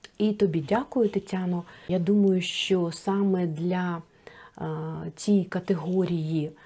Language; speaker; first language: Ukrainian; non-native, local second language; Russian